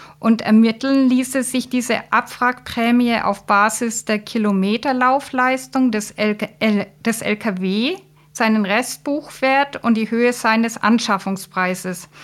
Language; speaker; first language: German; native; German